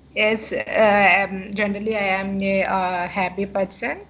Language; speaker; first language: English; non-native, local second language; Telugu